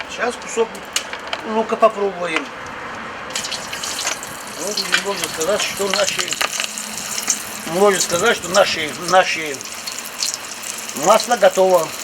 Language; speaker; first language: Russian; non-native, local second language; Tajik